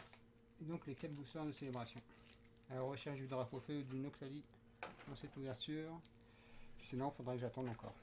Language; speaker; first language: French; native; French